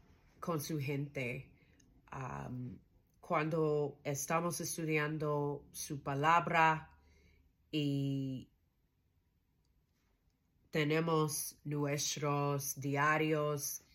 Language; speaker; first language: Spanish; non-native, learner; English